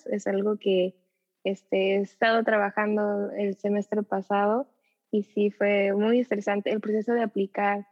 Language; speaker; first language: Spanish; early bilingual, heritage; Spanish